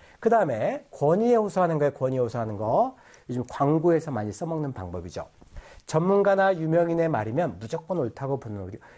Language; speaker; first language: Korean; native; Korean